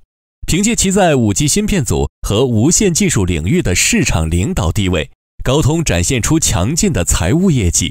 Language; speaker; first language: Chinese; native; Chinese